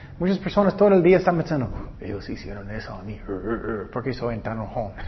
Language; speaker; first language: Spanish; non-native, learner; English